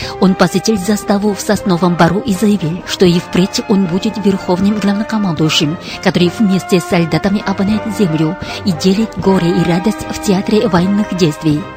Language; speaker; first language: Russian; non-native, fluent; Korean